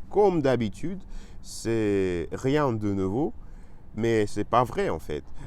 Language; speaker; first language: French; non-native, learner; Russian